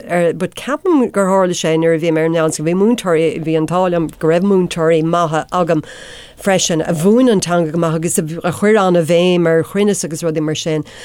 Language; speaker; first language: Irish; non-native, local second language; English